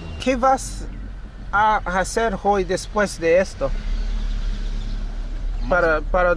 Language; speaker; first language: Spanish; non-native, learner; English